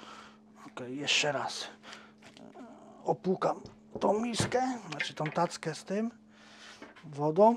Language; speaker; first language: Polish; native; Polish